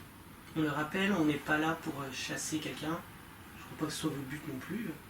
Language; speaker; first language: French; native; French